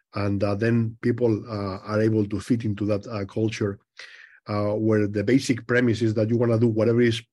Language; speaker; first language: English; non-native, fluent; Spanish